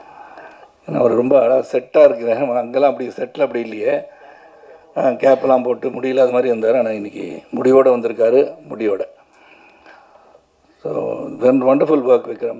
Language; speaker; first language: Tamil; native; Tamil